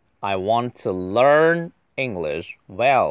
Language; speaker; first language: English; non-native, fluent; Chinese